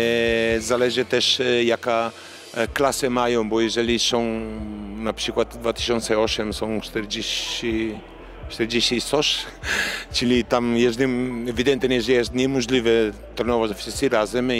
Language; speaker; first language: Polish; non-native, learner; Italian